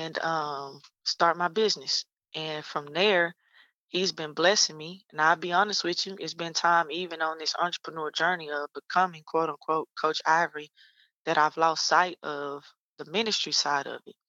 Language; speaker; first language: English; native; English